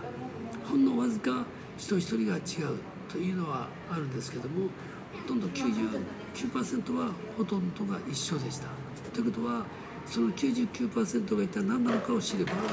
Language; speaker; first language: Japanese; early bilingual, other home language; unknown